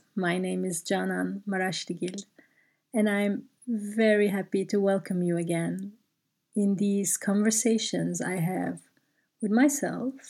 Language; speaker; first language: English; non-native, fluent; Turkish